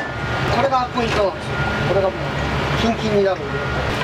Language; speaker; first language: Japanese; native; Japanese